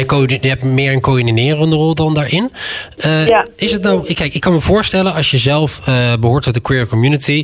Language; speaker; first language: Dutch; native; Dutch